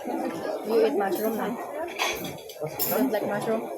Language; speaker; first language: English; non-native, local second language; Filipino